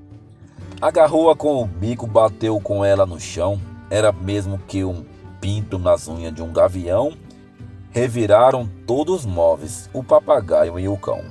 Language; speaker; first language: Portuguese; native; Portuguese